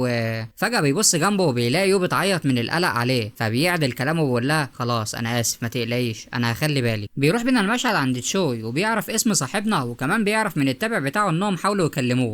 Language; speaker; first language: Arabic; native; Arabic